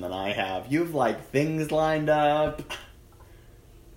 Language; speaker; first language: English; native; English